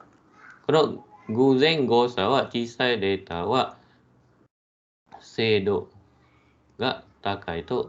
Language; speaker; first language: Japanese; non-native, fluent; Malay